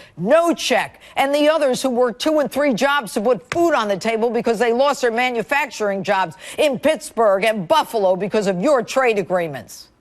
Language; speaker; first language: English; native; English